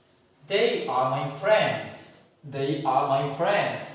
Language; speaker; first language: English; non-native, fluent; Indonesian